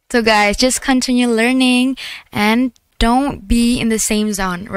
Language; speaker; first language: English; non-native, learner; Indonesian